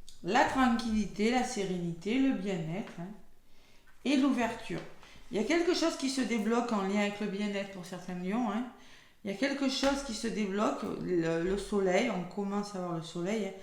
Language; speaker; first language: French; native; French